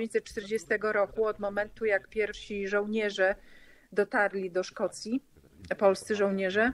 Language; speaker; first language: Polish; native; Polish